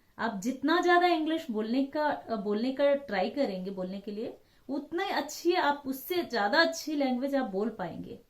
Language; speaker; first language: Hindi; non-native, local second language; Telugu